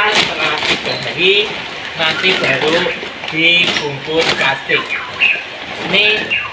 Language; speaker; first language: Indonesian; non-native, local second language; Javanese